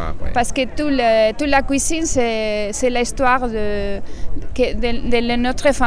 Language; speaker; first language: French; non-native, learner; Spanish